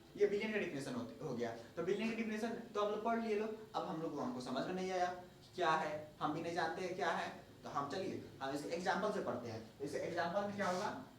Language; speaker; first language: Hindi; native; Hindi